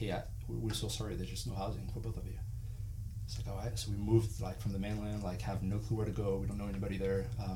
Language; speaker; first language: English; non-native, fluent; French